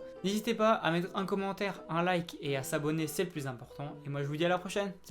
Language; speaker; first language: French; native; French